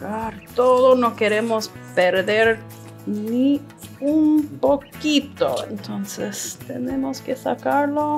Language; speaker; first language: Spanish; non-native, fluent; English